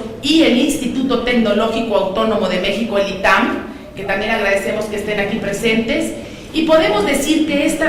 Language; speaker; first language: Spanish; native; Spanish